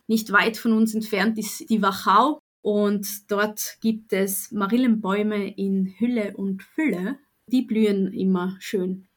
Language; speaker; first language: German; native; German